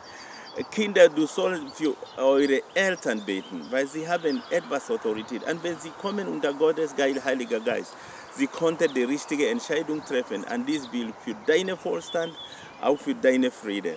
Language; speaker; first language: German; non-native, learner; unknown